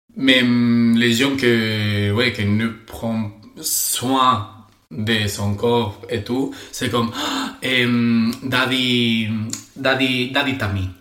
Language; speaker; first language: French; non-native, learner; Spanish